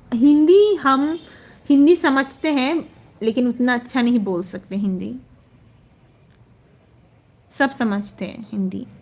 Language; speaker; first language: Hindi; non-native, learner; Bangla